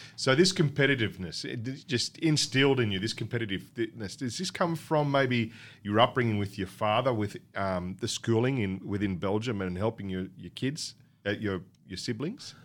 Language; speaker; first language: English; native; English